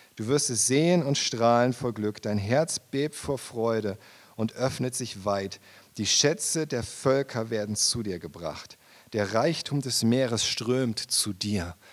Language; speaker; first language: German; native; German